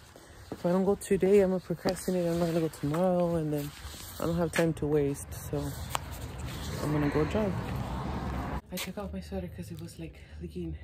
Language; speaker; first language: English; early bilingual, other home language; Spanish